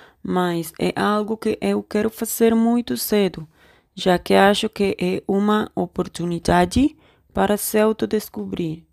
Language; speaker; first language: Portuguese; non-native, learner; Spanish